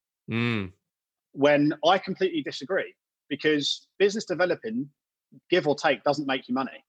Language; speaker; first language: English; native; English